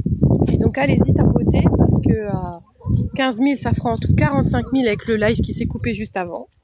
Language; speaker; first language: French; native; French